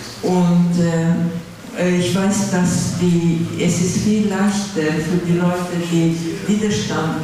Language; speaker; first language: German; non-native, fluent; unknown